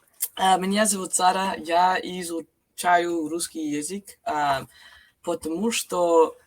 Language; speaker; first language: Russian; non-native, learner; English